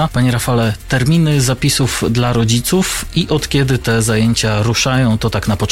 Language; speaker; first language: Polish; native; Polish